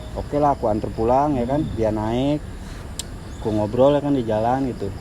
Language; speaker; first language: Indonesian; native; Indonesian